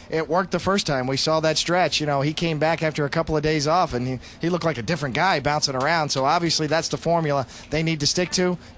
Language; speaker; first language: English; native; English